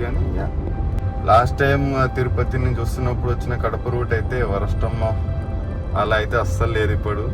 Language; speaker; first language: Telugu; native; Telugu